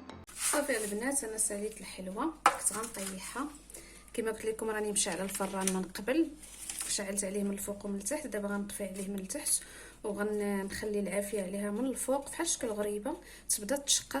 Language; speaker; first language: Arabic; native; Arabic